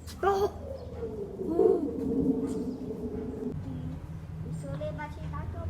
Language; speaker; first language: Italian; early bilingual, other home language; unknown